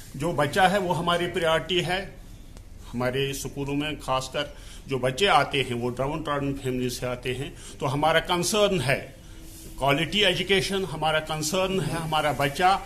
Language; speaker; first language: Urdu; non-native, local second language; Kashmiri